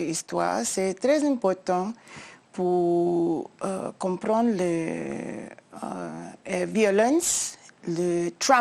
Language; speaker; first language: French; non-native, learner; English